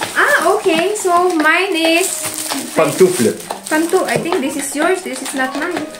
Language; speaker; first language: English; non-native, local second language; Filipino